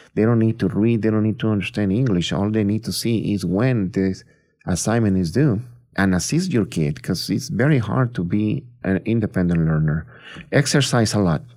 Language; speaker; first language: English; non-native, fluent; Spanish